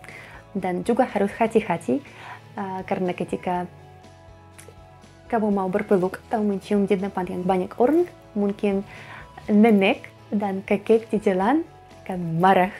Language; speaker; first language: Indonesian; non-native, fluent; Russian